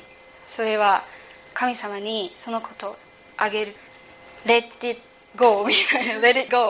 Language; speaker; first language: Japanese; early bilingual, heritage; English